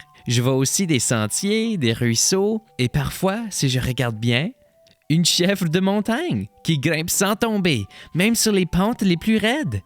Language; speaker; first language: French; native; French